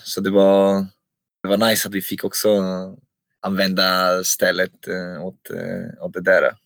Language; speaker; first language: Swedish; non-native, fluent; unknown